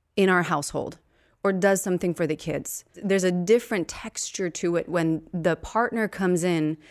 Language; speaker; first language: English; non-native, fluent; Swedish